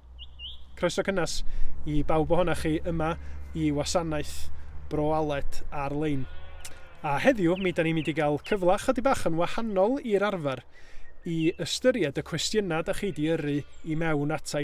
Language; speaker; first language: Welsh; native; Welsh